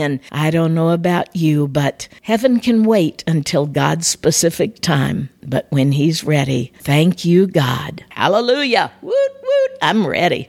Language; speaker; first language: English; native; English